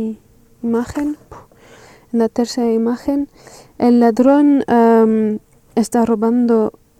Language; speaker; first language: Spanish; non-native, learner; French